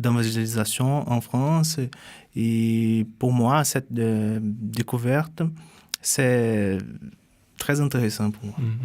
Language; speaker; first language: French; non-native, fluent; Portuguese